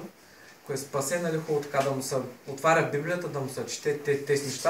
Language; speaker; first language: Bulgarian; native; Bulgarian